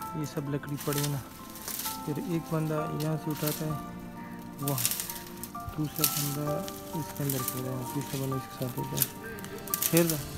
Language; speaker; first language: Urdu; non-native, local second language; Pashto